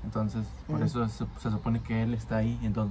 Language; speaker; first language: Spanish; native; Spanish